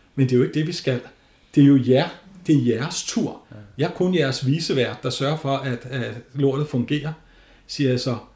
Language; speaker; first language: Danish; native; Danish